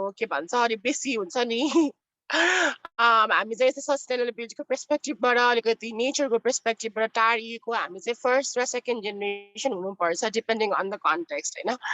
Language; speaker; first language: Nepali; non-native, local second language; Newari